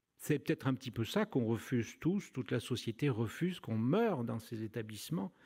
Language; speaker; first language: French; native; French